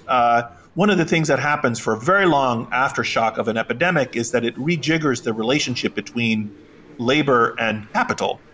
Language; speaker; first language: English; early bilingual, other home language; Greek